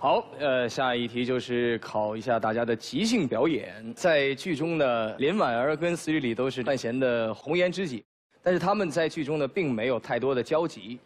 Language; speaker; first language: Chinese; native; Chinese